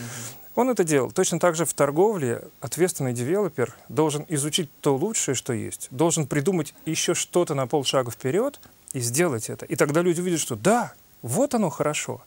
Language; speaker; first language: Russian; native; Russian